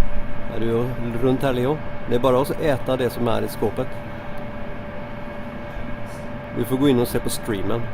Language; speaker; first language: Swedish; native; Swedish